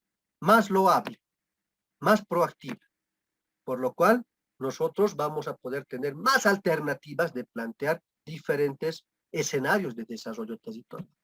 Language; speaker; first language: Spanish; native; Spanish